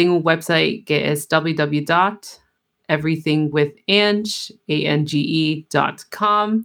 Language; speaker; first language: Spanish; early bilingual, heritage; Spanish